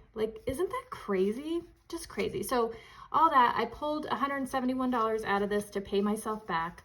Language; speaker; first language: English; native; English